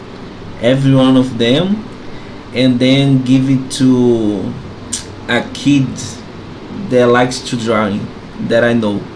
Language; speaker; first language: English; non-native, fluent; Portuguese